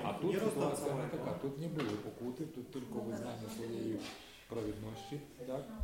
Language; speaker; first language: Polish; non-native, learner; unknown